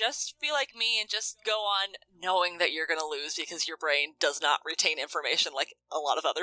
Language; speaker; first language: English; native; English